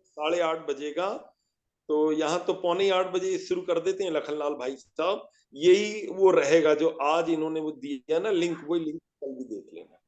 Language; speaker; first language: Hindi; native; Hindi